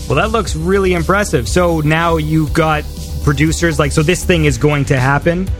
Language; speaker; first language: English; native; English